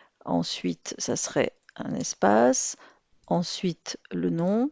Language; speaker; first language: French; native; French